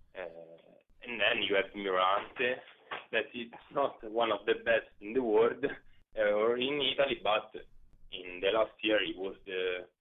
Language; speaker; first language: English; non-native, learner; Italian